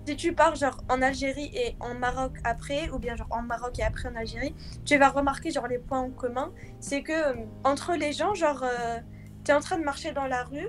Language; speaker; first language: French; non-native, local second language; Arabic